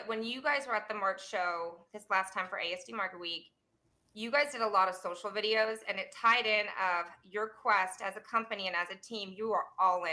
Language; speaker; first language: English; native; English